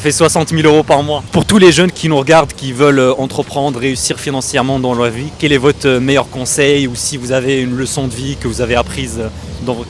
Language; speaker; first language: French; native; French